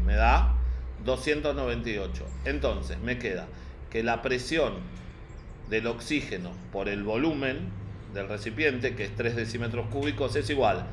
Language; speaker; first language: Spanish; native; Spanish